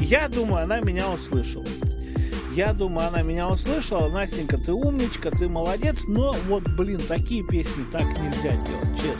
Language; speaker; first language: Russian; native; Russian